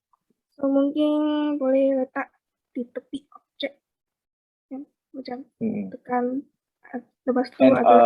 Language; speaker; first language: Malay; native; Malay